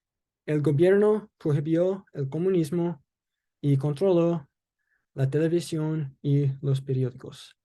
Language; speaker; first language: Spanish; non-native, learner; English